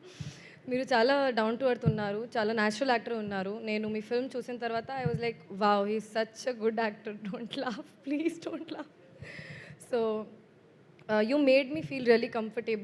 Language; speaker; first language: Telugu; non-native, learner; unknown